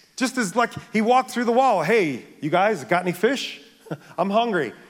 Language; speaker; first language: English; native; English